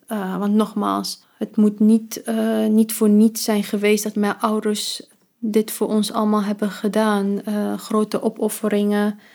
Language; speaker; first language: Dutch; early bilingual, other home language; Arabic